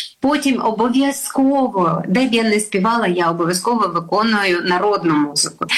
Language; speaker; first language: Ukrainian; native; Ukrainian